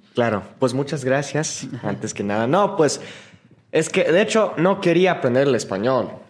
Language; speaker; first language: Spanish; non-native, fluent; English